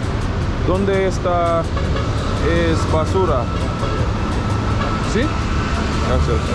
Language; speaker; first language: Spanish; non-native, learner; English